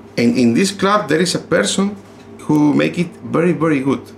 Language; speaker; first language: English; non-native, learner; Spanish